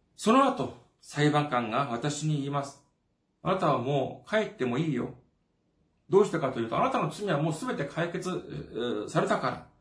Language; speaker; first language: Japanese; non-native, fluent; Korean